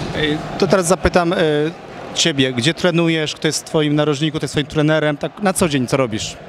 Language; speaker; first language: Polish; native; Polish